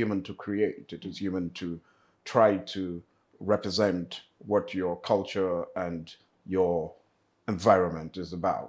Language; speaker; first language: English; native; English